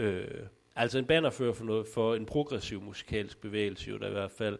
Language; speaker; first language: Danish; native; Danish